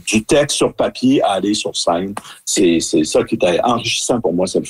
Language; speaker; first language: French; native; French